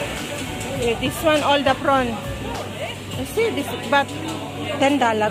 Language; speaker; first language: English; non-native, learner; Filipino